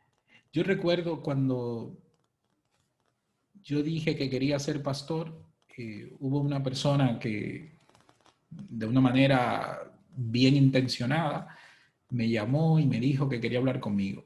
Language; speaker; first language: Spanish; native; Spanish